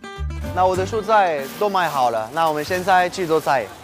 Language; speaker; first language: Chinese; non-native, fluent; French